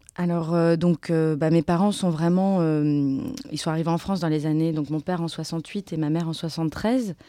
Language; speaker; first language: French; native; French